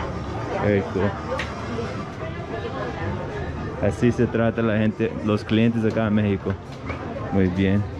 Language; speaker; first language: Spanish; non-native, learner; English